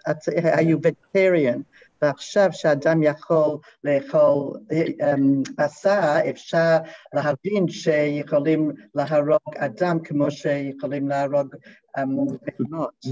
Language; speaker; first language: Hebrew; non-native, learner; English